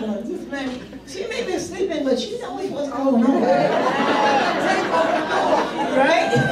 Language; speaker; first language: English; native; English